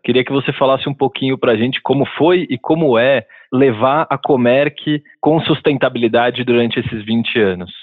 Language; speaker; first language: Portuguese; native; Portuguese